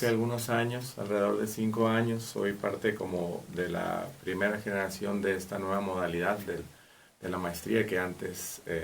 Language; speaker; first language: Spanish; native; Spanish